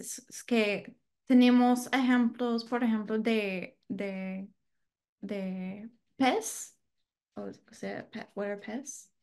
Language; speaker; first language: Spanish; non-native, learner; English